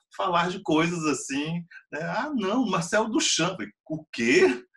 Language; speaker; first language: Portuguese; native; Portuguese